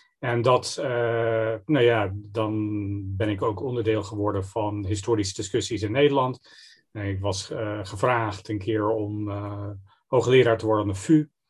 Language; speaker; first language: Dutch; non-native, fluent; English